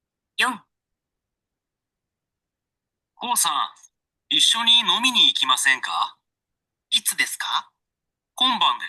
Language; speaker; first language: Japanese; non-native, learner; Sinhala